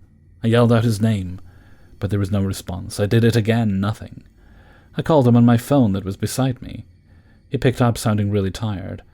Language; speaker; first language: English; native; English